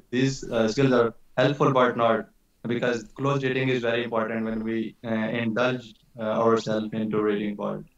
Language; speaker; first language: English; non-native, local second language; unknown